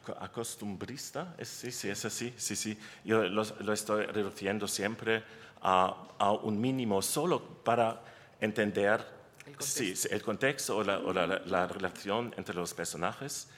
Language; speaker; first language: Spanish; non-native, learner; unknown